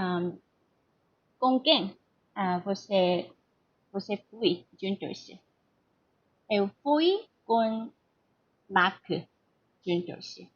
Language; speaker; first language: Portuguese; non-native, learner; Korean